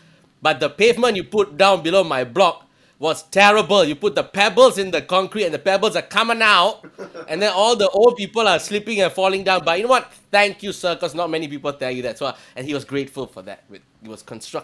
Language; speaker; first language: English; native; English